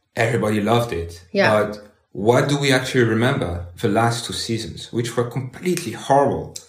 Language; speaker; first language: English; non-native, fluent; French